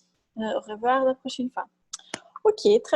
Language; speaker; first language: French; non-native, fluent; Portuguese